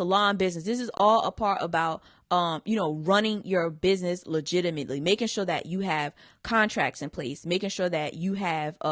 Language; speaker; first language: English; native; English